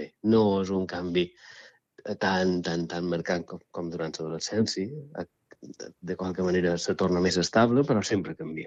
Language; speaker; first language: Catalan; native; Catalan